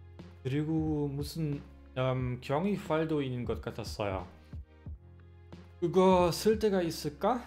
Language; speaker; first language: Korean; non-native, fluent; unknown